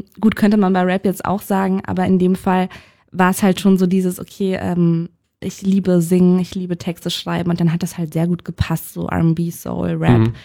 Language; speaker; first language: German; native; German